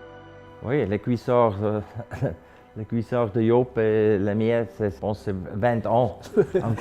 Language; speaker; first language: French; non-native, local second language; German